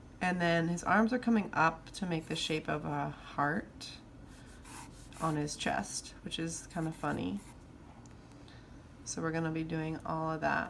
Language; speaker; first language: English; native; English